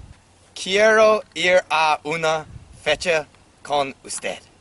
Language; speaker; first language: Spanish; non-native, learner; English